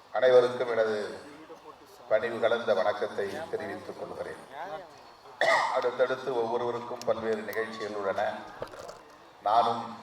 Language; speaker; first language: Tamil; native; Tamil